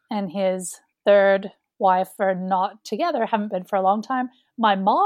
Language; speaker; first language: English; native; English